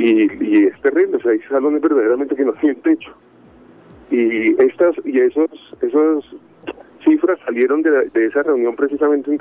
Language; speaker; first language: Spanish; native; Spanish